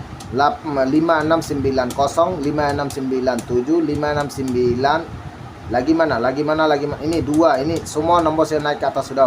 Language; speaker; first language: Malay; non-native, learner; Bangla